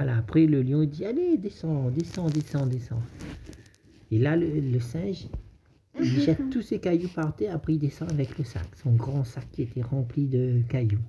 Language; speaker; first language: French; native; French